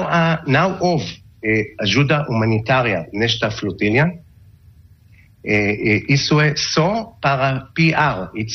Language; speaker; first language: Portuguese; non-native, learner; Hebrew